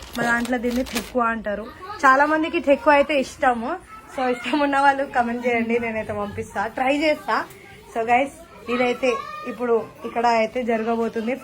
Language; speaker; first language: Telugu; non-native, local second language; Hindi